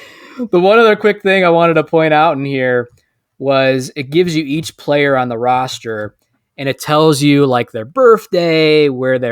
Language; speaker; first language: English; native; English